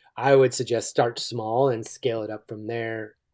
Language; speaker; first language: English; native; English